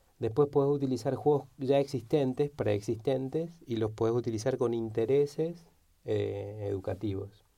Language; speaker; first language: Spanish; native; Spanish